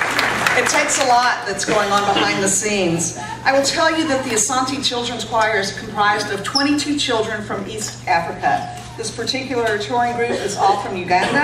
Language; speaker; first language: English; native; English